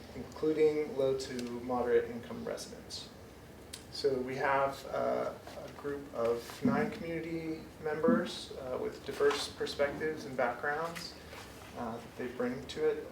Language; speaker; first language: English; native; English